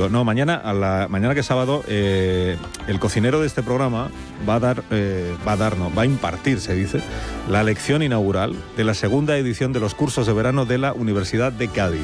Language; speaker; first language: Spanish; native; Spanish